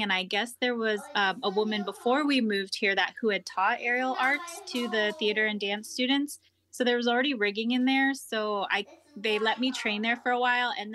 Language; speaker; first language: English; native; English